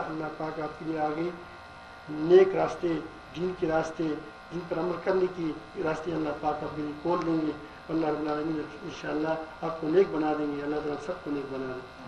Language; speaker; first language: Urdu; non-native, local second language; Pashto